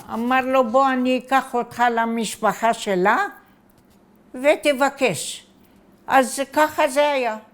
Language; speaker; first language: Hebrew; non-native, fluent; Arabic